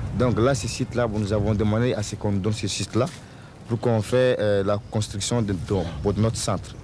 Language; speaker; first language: French; non-native, local second language; Soninke